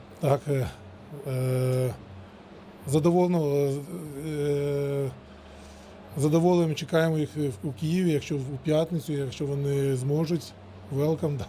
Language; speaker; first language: Ukrainian; non-native, local second language; Russian